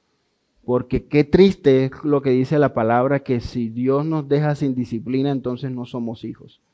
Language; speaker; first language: Spanish; native; Spanish